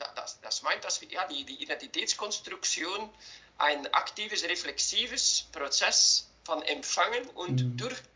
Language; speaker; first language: German; non-native, fluent; Dutch